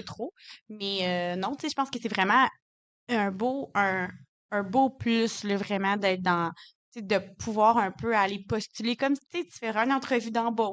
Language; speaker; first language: French; native; French